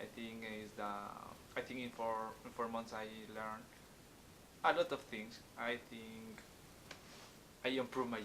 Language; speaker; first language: English; non-native, learner; Spanish